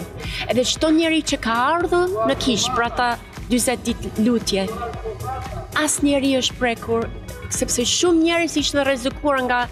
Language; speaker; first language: Albanian; non-native, learner; English